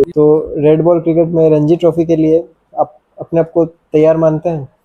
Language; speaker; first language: Hindi; non-native, local second language; Bangla